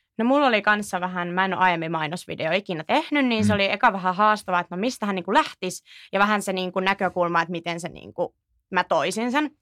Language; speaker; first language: Finnish; native; Finnish